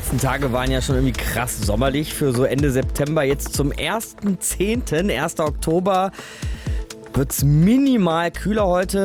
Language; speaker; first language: German; native; German